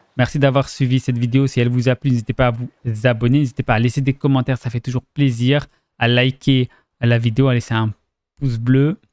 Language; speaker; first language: French; native; French